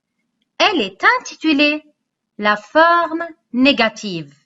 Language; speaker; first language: French; non-native, local second language; Arabic